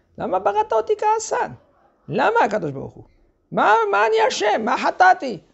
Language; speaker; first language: Hebrew; non-native, fluent; French